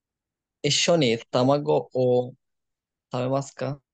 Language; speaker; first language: Japanese; non-native, learner; Bangla